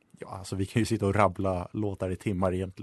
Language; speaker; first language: Swedish; native; Swedish